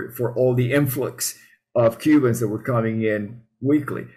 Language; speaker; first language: English; early bilingual, other home language; Spanish